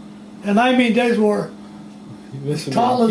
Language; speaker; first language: English; native; English